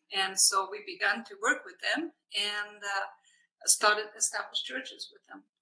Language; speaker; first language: English; non-native, fluent; Hungarian